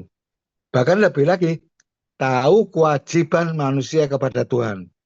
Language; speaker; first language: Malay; non-native, local second language; Javanese